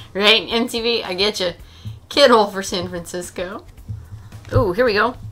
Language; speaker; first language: English; native; English